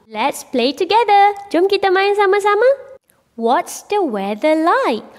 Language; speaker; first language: English; non-native, local second language; Malay